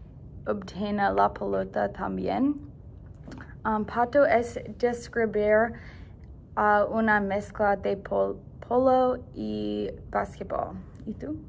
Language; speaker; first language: Spanish; non-native, learner; English